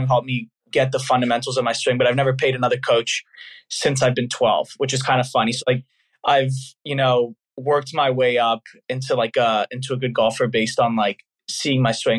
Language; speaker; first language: English; native; English